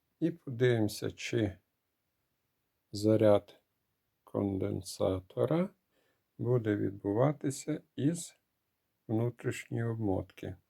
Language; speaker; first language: Ukrainian; native; Ukrainian